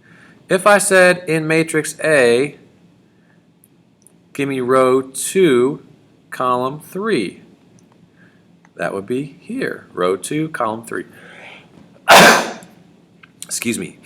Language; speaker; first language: English; native; English